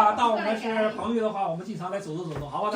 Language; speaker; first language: Chinese; native; Chinese